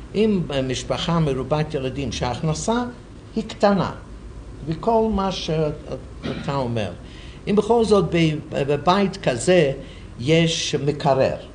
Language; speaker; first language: Hebrew; non-native, fluent; English